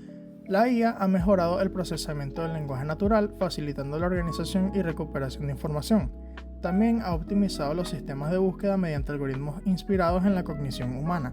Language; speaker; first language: Spanish; native; Spanish